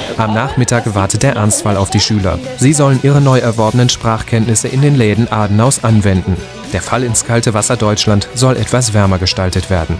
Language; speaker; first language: German; native; German